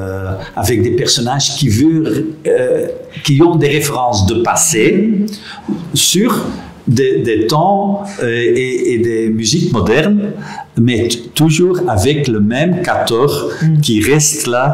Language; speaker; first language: French; non-native, local second language; Dutch